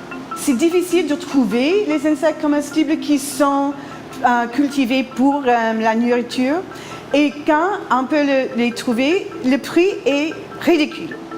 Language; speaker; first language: French; non-native, fluent; English